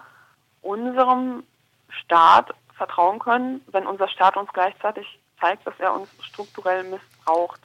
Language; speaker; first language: German; native; German